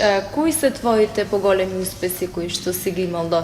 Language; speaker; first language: Macedonian; native; Macedonian